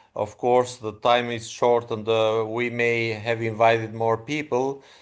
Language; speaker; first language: English; non-native, fluent; Albanian